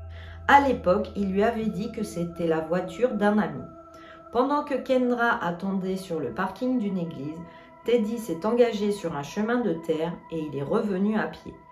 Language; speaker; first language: French; native; French